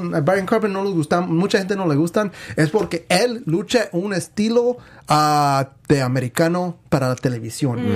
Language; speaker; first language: Spanish; native; Spanish